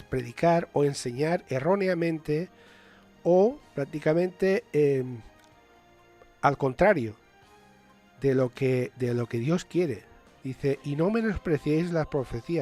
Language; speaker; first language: Spanish; native; Spanish